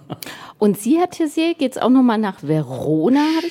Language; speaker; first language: German; native; German